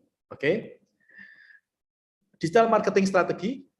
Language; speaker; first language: English; non-native, learner; Indonesian